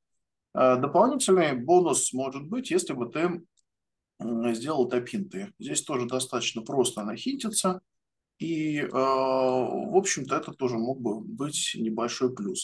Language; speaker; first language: Russian; native; Russian